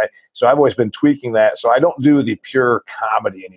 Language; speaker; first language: English; native; English